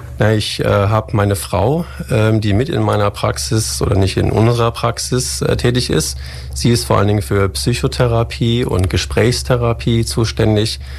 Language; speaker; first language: German; native; German